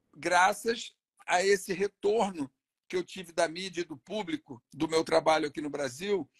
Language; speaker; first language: Portuguese; native; Portuguese